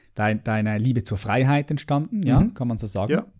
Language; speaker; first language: German; native; German